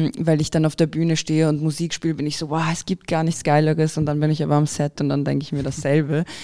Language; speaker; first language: German; early bilingual, other home language; Croatian